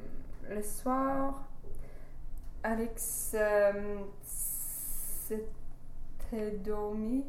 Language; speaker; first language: French; non-native, fluent; English